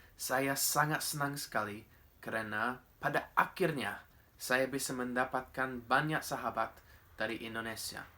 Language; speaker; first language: Indonesian; non-native, fluent; English